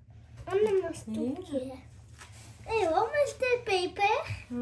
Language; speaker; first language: Dutch; early bilingual, other home language; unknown